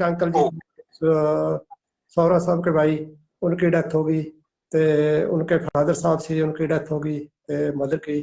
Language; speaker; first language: Hindi; non-native, local second language; Punjabi